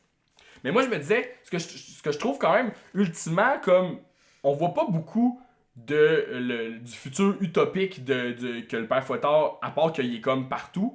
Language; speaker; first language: French; native; French